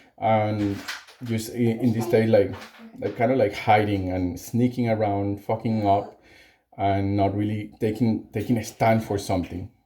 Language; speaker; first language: English; non-native, fluent; Spanish